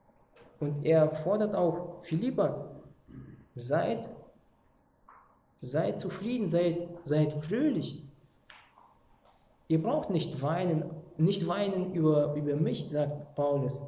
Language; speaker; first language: German; non-native, fluent; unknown